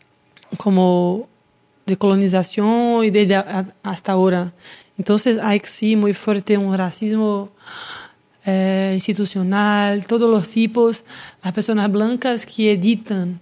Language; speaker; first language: Spanish; non-native, learner; Portuguese